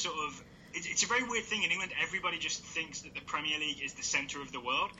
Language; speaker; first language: English; native; English